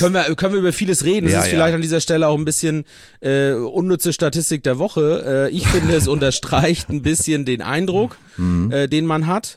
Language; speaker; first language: German; native; German